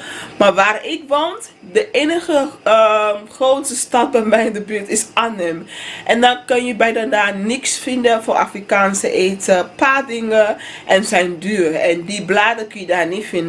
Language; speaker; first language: Dutch; non-native, fluent; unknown